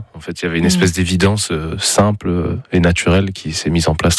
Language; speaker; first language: French; native; French